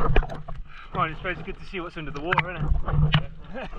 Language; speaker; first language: English; native; English